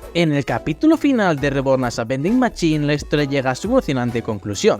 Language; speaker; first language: Spanish; native; Spanish